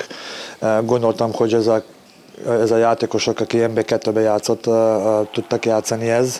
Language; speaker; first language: Hungarian; non-native, learner; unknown